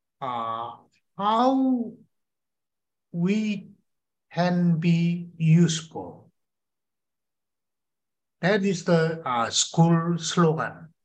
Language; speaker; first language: English; non-native, learner; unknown